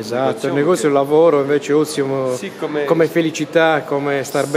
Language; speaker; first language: Italian; native; Italian